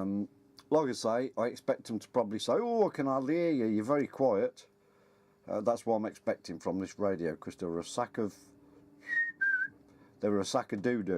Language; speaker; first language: English; native; English